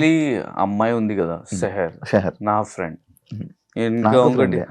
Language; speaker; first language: Telugu; non-native, local second language; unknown